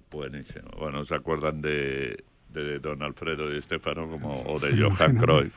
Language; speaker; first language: Spanish; native; Spanish